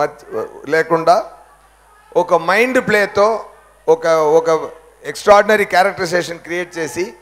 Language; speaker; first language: Telugu; non-native, fluent; Tamil